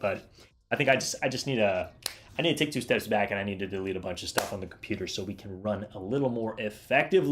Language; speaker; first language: English; native; English